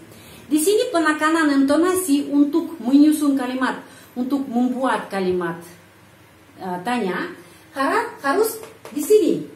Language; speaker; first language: Indonesian; non-native, fluent; Russian